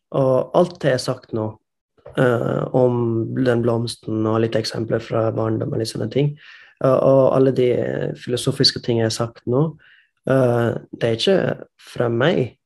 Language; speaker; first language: Norwegian; non-native, fluent; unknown